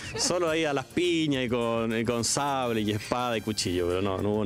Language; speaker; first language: Spanish; native; Spanish